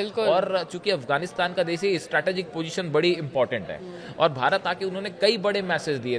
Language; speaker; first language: Hindi; native; Hindi